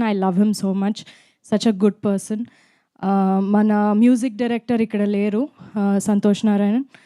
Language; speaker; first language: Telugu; non-native, fluent; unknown